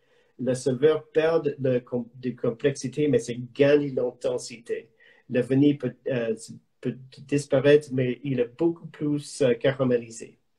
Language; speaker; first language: French; non-native, learner; English